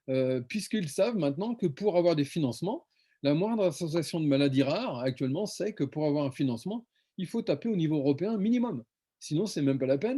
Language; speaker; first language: French; native; French